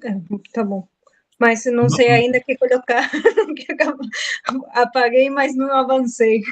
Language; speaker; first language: Portuguese; non-native, fluent; Spanish